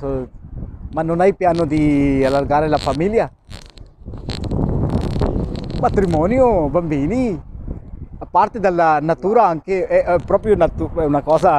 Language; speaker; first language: Italian; non-native, fluent; Urdu